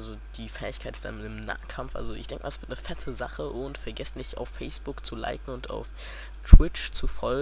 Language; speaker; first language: German; native; German